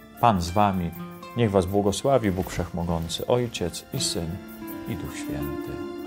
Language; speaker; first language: Polish; native; Polish